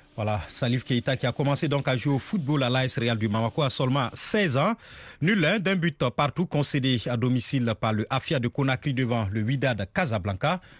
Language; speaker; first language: French; non-native, local second language; Mossi